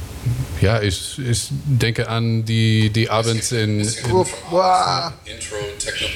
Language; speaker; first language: German; non-native, learner; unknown